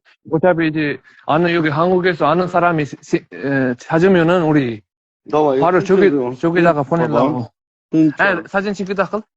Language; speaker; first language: Korean; non-native, learner; Uzbek